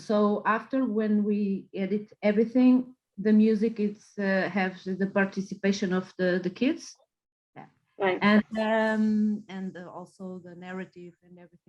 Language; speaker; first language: English; non-native, fluent; Portuguese